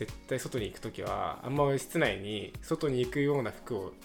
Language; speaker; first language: Japanese; native; Japanese